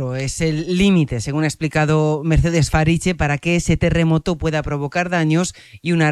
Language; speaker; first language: Spanish; non-native, fluent; French